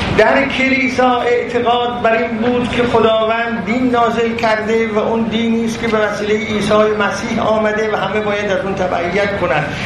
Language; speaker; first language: Persian; non-native, local second language; Azerbaijani